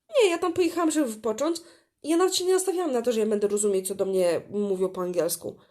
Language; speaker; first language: Polish; native; Polish